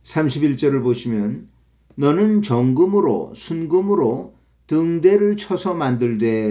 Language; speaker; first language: Korean; native; Korean